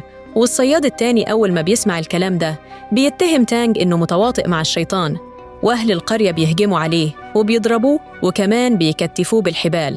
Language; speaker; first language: Arabic; native; Arabic